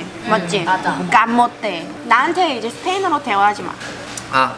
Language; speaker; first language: Korean; early bilingual, heritage; Korean